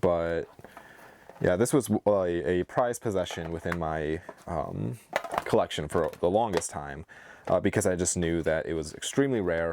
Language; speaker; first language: English; native; English